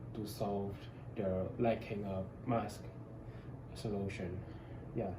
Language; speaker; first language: English; non-native, learner; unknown